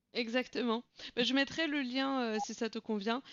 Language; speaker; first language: French; non-native, fluent; Bulgarian